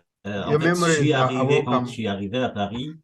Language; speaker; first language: French; non-native, fluent; Persian